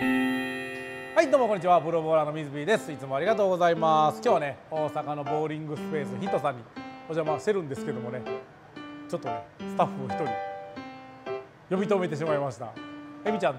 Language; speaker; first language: Japanese; native; Japanese